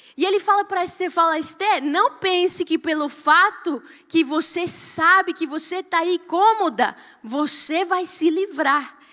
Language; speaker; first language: Portuguese; non-native, fluent; Spanish